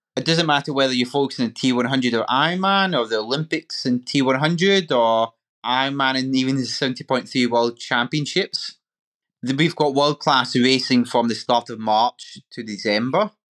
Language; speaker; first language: English; native; English